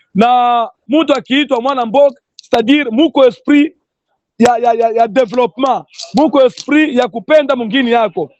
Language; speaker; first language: Swahili; native; Swahili